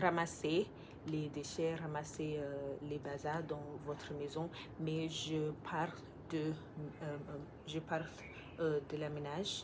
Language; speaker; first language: French; non-native, learner; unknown